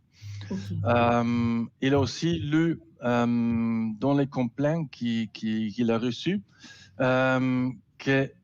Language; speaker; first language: French; non-native, learner; German